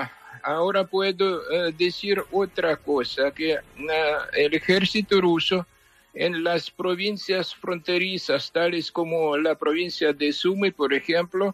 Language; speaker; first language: Spanish; non-native, fluent; Ukrainian